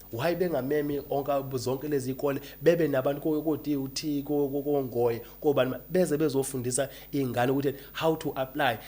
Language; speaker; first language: Zulu; native; Zulu